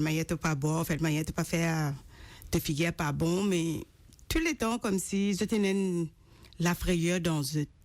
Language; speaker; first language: French; non-native, local second language; Morisyen